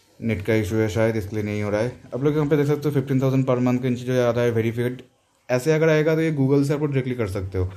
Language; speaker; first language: Hindi; non-native, local second language; Bangla